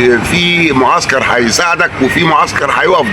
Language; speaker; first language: Arabic; native; Arabic